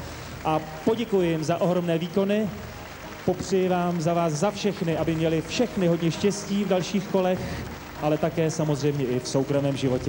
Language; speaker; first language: Czech; native; Czech